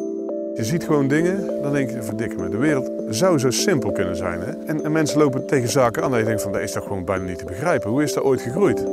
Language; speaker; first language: Dutch; native; Dutch